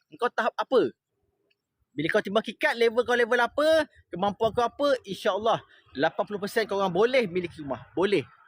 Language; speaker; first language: Malay; native; Malay